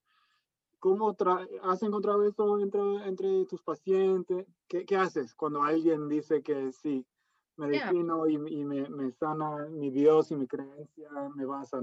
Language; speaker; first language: Spanish; early bilingual, heritage; Spanish